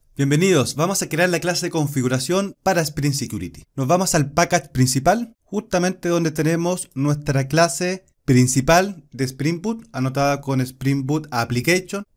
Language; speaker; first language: Spanish; native; Spanish